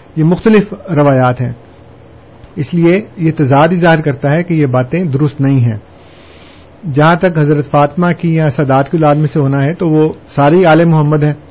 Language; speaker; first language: Urdu; non-native, local second language; Punjabi